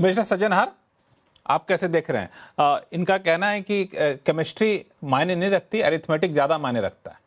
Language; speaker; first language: Hindi; native; Hindi